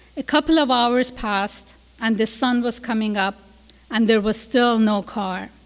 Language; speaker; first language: English; non-native, fluent; Persian